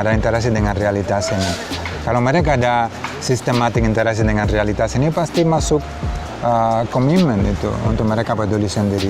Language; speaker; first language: Indonesian; non-native, fluent; Spanish